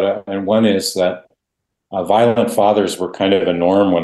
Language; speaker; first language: English; non-native, fluent; Dutch